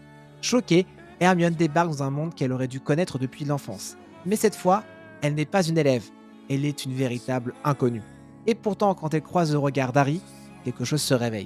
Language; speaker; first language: French; native; French